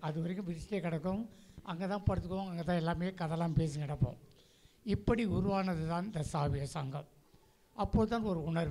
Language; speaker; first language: Tamil; native; Tamil